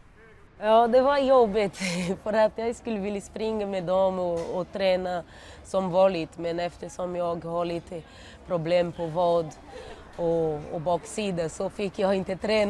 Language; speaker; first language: Swedish; non-native, learner; Portuguese